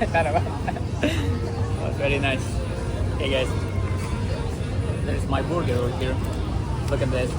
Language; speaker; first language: English; non-native, fluent; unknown